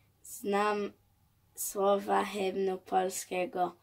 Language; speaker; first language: Polish; early bilingual, heritage; Polish